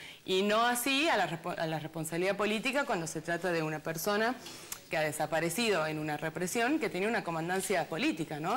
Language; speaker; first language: Spanish; native; Spanish